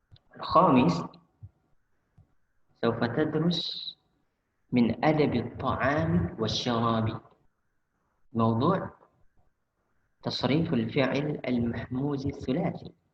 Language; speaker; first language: Arabic; non-native, fluent; Indonesian